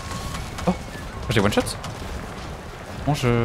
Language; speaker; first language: French; native; French